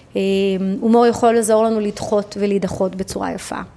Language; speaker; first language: Hebrew; early bilingual, other home language; Arabic